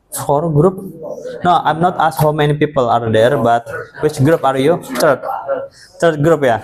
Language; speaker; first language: English; non-native, learner; Indonesian